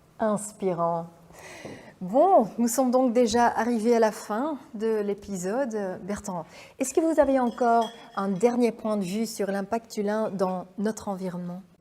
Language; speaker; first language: French; non-native, local second language; Dutch